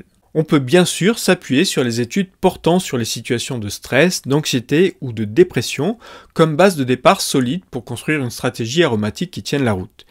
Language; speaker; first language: French; native; French